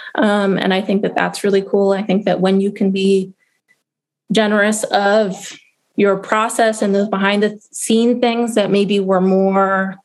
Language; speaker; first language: English; native; English